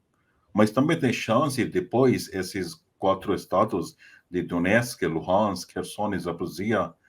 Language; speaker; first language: Portuguese; non-native, fluent; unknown